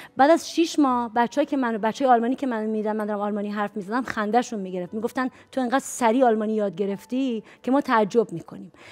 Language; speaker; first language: Persian; native; Persian